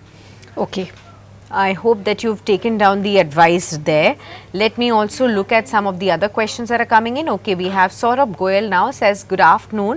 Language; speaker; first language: English; non-native, local second language; Hindi